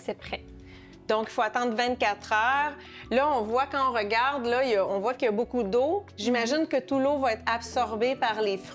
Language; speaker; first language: French; native; French